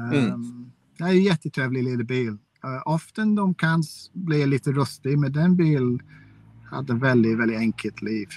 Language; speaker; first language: Swedish; non-native, fluent; English